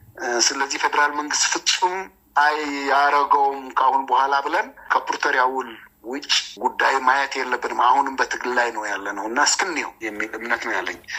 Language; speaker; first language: Amharic; non-native, local second language; Tigrinya